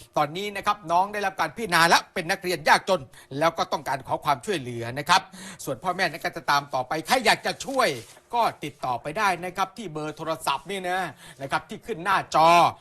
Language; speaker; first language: Thai; native; Thai